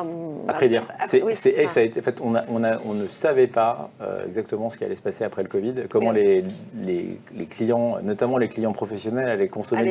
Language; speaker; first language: French; native; French